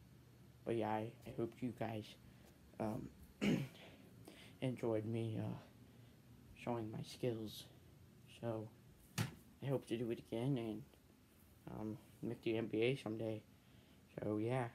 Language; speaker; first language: English; native; English